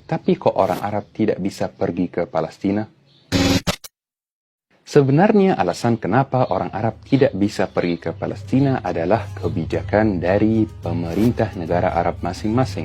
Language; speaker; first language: Indonesian; non-native, fluent; Arabic